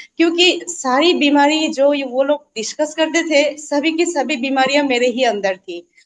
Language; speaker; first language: Hindi; non-native, local second language; Assamese